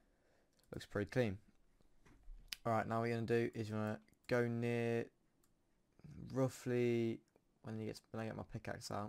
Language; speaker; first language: English; native; English